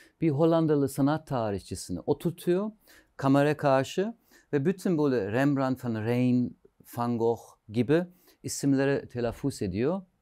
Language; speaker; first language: Turkish; non-native, fluent; German